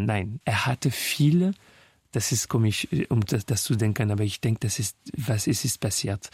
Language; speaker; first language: German; non-native, fluent; French